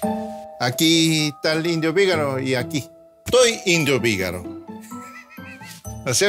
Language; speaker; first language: Spanish; early bilingual, heritage; Spanish